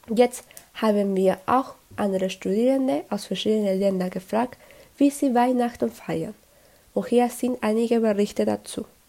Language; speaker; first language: German; non-native, fluent; Spanish